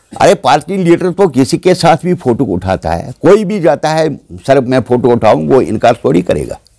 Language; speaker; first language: Hindi; non-native, local second language; Kashmiri